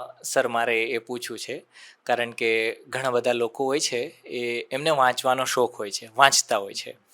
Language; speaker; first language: Gujarati; native; Gujarati